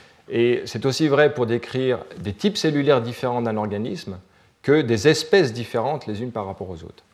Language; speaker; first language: French; native; French